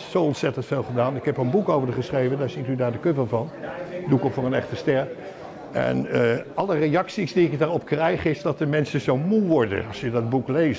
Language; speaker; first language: Dutch; native; Dutch